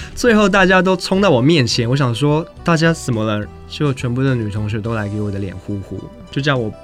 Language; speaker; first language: Chinese; native; Chinese